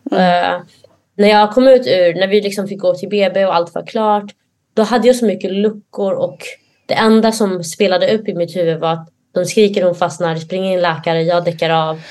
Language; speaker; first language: Swedish; early bilingual, other home language; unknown